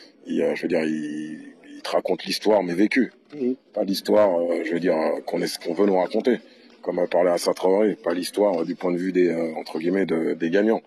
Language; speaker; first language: French; native; French